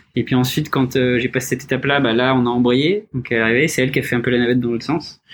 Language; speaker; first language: French; native; French